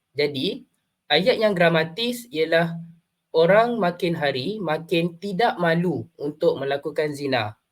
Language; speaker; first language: Malay; native; Malay